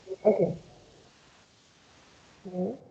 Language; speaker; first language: English; non-native, fluent; Spanish